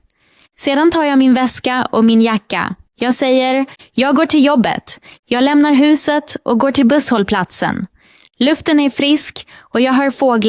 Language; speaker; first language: Swedish; non-native, fluent; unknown